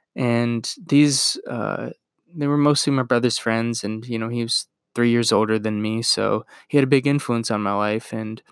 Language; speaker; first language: English; native; English